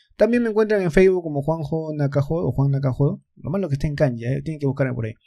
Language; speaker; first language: Spanish; native; Spanish